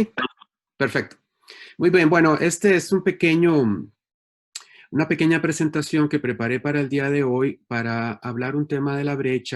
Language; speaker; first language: Spanish; native; Spanish